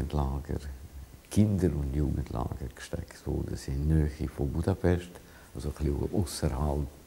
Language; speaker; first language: German; non-native, fluent; Hungarian